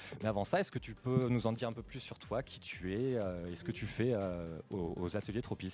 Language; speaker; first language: French; native; French